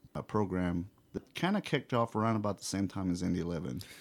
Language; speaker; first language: English; native; English